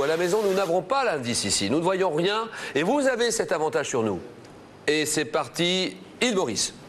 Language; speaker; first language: French; native; French